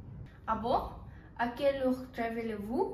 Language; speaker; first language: French; non-native, learner; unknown